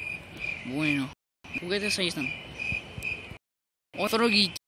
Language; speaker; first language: Spanish; native; Spanish